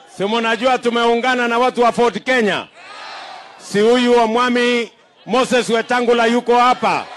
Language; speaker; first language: Swahili; non-native, local second language; Kalenjin